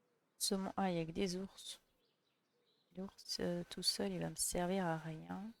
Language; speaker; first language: French; native; French